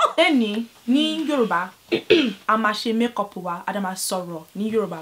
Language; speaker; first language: Yoruba; early bilingual, heritage; Yoruba